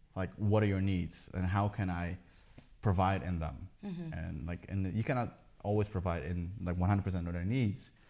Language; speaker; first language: English; early bilingual, heritage; Dutch